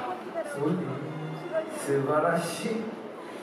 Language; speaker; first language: Japanese; non-native, learner; Korean